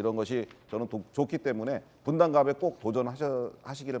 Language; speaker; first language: Korean; native; Korean